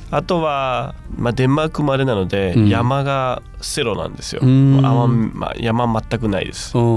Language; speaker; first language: Japanese; non-native, fluent; Danish